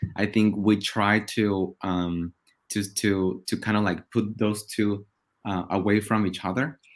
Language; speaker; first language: English; non-native, fluent; Spanish